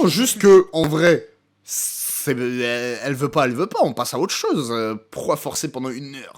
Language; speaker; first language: French; native; French